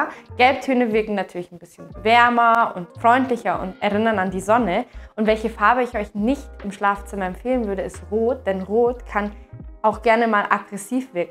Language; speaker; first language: German; native; German